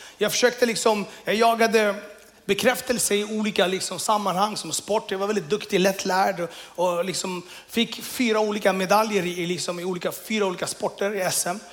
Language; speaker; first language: Swedish; early bilingual, other home language; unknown